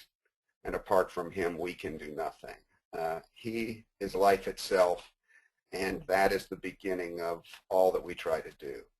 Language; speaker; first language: English; native; English